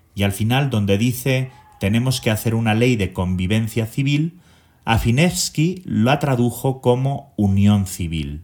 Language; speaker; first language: Spanish; native; Spanish